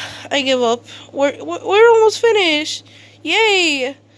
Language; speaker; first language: English; early bilingual, other home language; Spanish